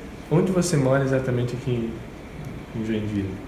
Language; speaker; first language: Portuguese; native; Portuguese